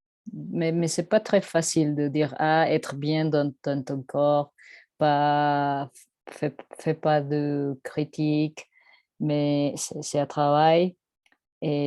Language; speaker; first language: French; non-native, learner; Spanish